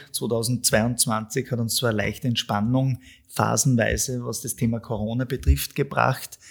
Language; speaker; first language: German; native; German